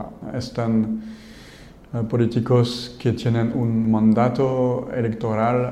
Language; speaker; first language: Spanish; non-native, fluent; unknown